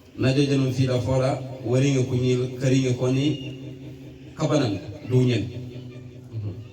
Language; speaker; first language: Wolof; non-native, local second language; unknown